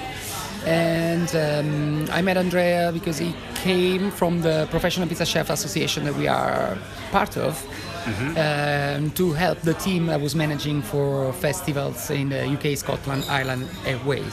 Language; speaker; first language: English; non-native, fluent; Italian